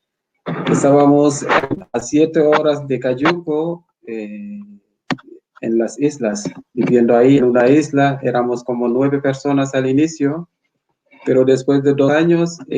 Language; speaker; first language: Spanish; non-native, fluent; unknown